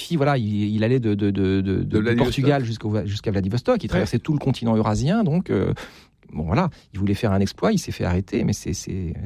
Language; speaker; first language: French; native; French